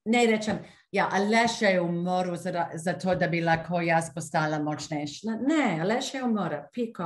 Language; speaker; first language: Slovenian; non-native, fluent; English